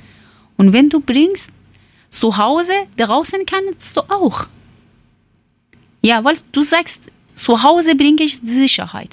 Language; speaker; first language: German; non-native, learner; Persian